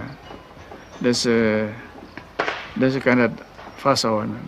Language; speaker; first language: Dutch; non-native, local second language; Minangkabau